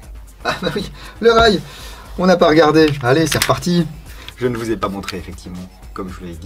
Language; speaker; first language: French; native; French